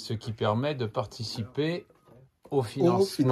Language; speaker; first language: French; native; French